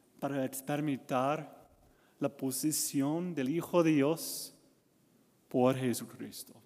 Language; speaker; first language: Spanish; non-native, learner; English